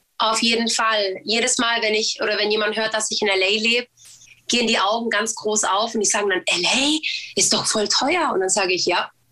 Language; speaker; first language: German; early bilingual, other home language; Albanian